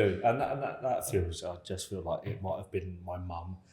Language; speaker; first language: English; native; English